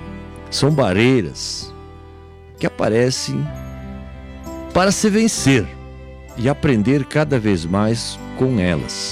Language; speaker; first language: Portuguese; native; Portuguese